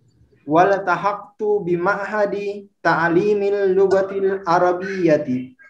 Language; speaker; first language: Arabic; non-native, learner; Indonesian